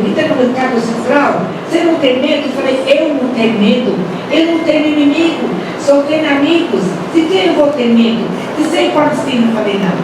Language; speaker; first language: Portuguese; non-native, fluent; Arabic